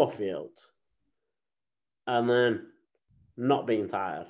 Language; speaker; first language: English; native; English